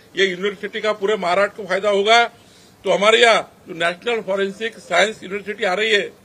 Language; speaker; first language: Hindi; non-native, local second language; Marathi